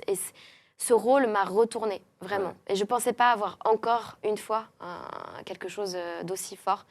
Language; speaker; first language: French; native; French